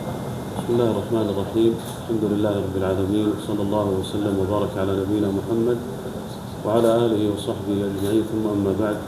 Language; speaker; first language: Arabic; native; Arabic